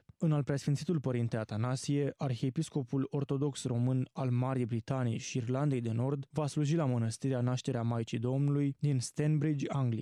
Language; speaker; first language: Romanian; native; Romanian